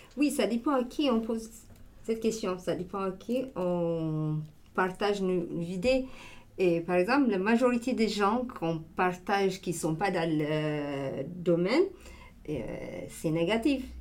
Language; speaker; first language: French; non-native, learner; Amharic